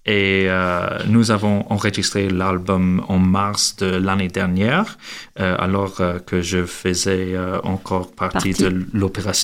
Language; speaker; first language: French; non-native, learner; English